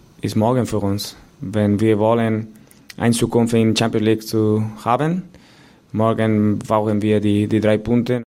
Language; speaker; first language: German; non-native, learner; Spanish